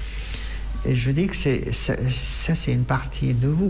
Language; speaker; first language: French; non-native, fluent; Arabic